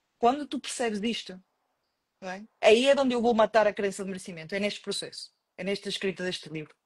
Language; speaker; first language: Portuguese; non-native, fluent; Spanish